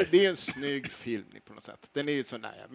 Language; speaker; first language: Swedish; native; Swedish